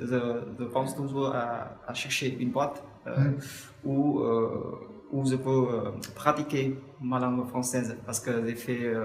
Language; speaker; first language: French; non-native, fluent; Vietnamese